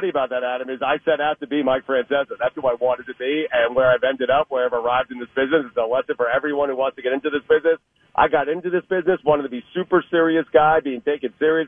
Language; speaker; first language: English; native; English